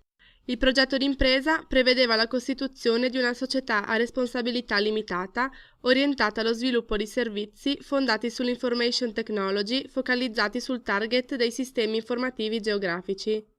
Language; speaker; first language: Italian; native; Italian